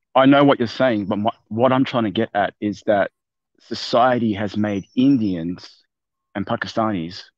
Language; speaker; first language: English; non-native, fluent; Persian